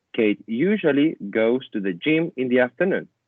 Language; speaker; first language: English; non-native, fluent; Spanish